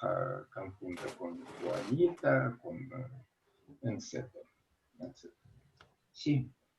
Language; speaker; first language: Spanish; non-native, fluent; Russian